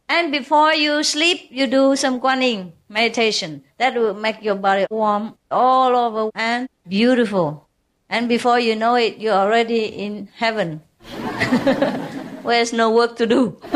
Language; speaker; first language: English; non-native, fluent; Vietnamese